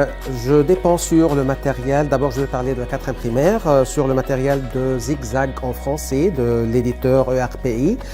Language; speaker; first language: French; non-native, fluent; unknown